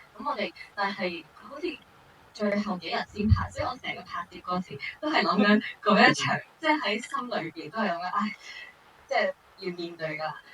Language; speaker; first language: Cantonese; non-native, local second language; Chinese